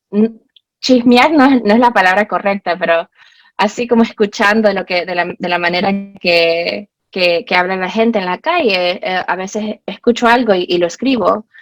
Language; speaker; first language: Spanish; early bilingual, heritage; Spanish